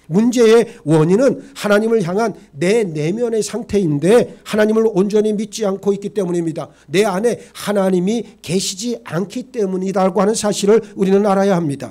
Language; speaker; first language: Korean; native; Korean